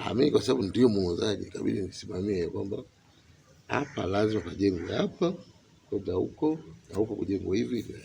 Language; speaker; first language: Swahili; native; Swahili